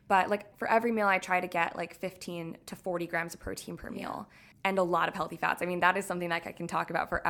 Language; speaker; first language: English; native; English